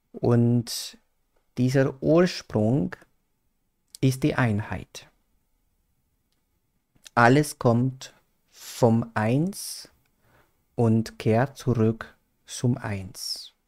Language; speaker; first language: German; non-native, fluent; Spanish